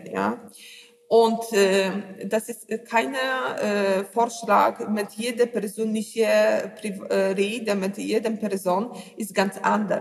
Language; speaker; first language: German; non-native, learner; Polish